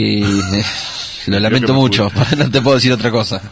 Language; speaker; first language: Spanish; native; Spanish